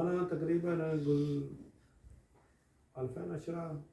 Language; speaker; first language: Arabic; non-native, learner; Urdu